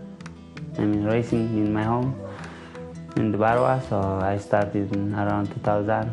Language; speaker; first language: English; non-native, learner; Tigrinya